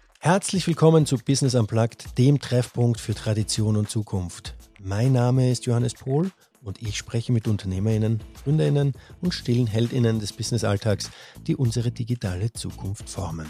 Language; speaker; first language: German; native; German